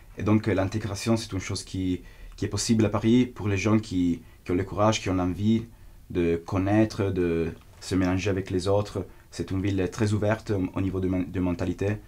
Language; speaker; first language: French; non-native, fluent; Italian